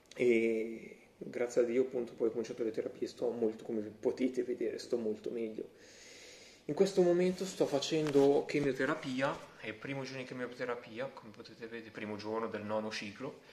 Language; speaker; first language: Italian; native; Italian